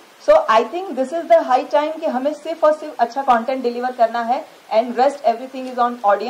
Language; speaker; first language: Hindi; native; Hindi